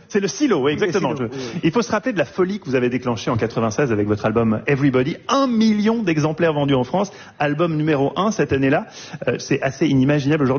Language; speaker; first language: French; native; French